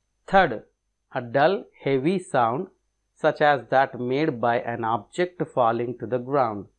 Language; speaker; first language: English; non-native, local second language; Telugu